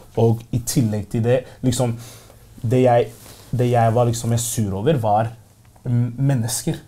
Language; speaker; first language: Norwegian; early bilingual, other home language; Arabic